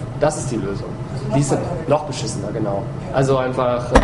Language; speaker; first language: German; native; German